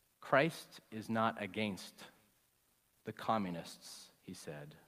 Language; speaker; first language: English; native; English